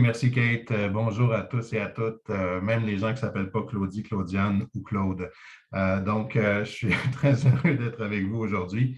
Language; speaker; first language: French; native; French